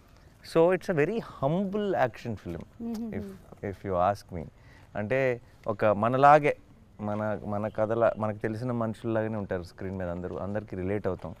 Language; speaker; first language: Telugu; native; Telugu